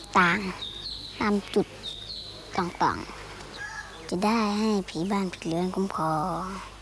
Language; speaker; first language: Thai; non-native, local second language; Shan